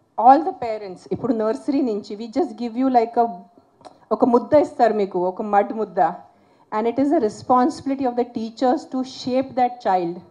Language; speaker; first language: Telugu; non-native, local second language; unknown